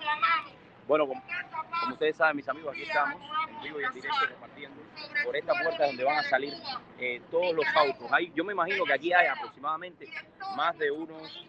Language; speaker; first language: Spanish; native; Spanish